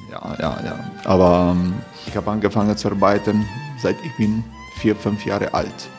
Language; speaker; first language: German; non-native, learner; Croatian